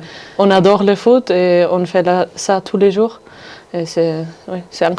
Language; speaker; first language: French; non-native, fluent; German